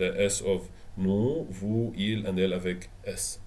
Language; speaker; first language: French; non-native, fluent; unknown